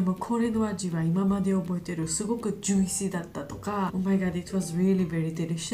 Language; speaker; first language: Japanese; non-native, learner; Georgian